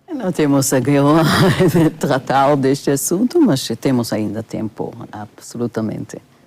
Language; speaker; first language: Portuguese; non-native, fluent; Hebrew